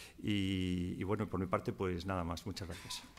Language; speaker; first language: Spanish; native; Spanish